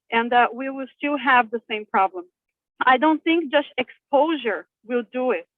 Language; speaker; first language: English; non-native, fluent; Portuguese